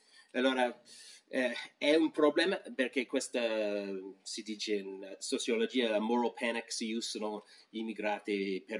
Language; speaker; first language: Italian; non-native, fluent; English